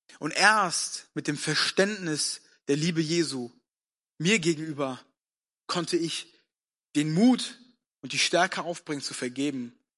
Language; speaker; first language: German; early bilingual, other home language; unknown